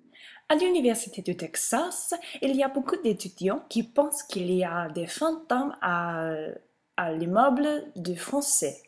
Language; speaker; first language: French; non-native, learner; English